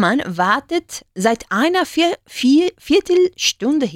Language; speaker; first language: German; non-native, learner; Spanish